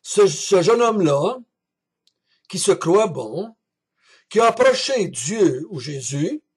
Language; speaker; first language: French; native; French